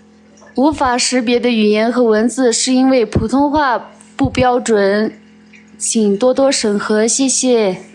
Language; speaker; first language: Chinese; non-native, local second language; Tibetan